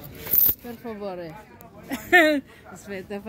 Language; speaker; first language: Italian; non-native, learner; Filipino